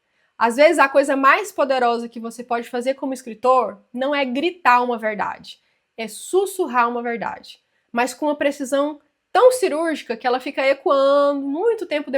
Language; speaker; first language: Portuguese; native; Portuguese